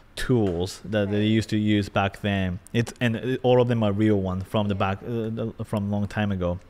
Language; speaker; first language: English; non-native, fluent; Japanese